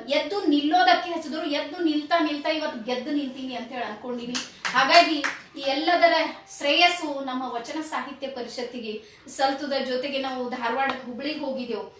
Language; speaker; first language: Kannada; native; Kannada